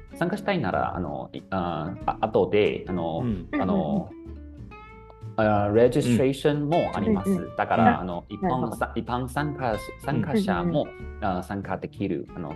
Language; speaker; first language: Japanese; non-native, learner; Chinese